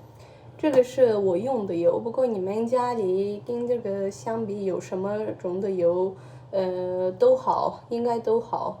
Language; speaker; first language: Chinese; early bilingual, heritage; Chinese